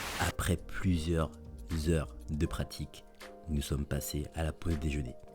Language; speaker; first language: French; native; French